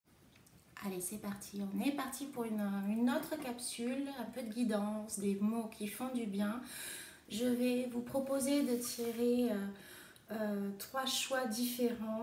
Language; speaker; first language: French; native; French